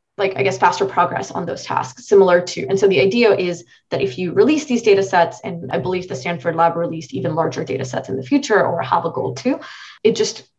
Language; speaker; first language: English; non-native, local second language; Marathi